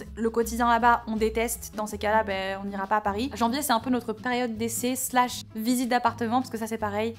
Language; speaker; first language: French; native; French